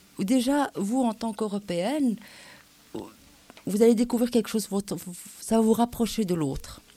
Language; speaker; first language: French; non-native, local second language; Arabic